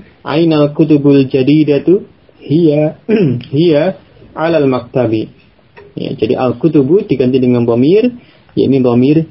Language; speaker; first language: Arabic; non-native, fluent; Indonesian